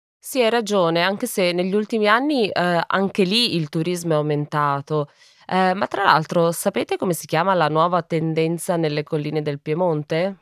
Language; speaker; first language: Italian; native; Italian